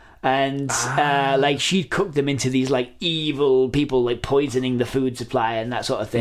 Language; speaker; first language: English; native; English